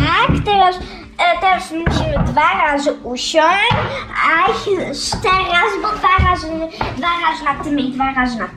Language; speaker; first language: Polish; early bilingual, heritage; Polish